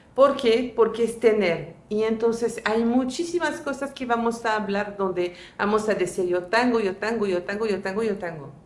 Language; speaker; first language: Spanish; non-native, fluent; French